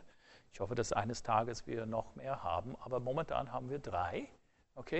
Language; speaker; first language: German; non-native, fluent; English